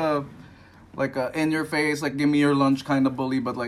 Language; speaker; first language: English; non-native, local second language; Filipino